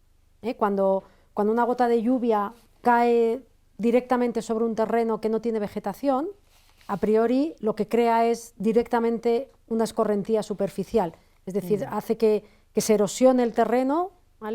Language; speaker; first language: Spanish; native; Spanish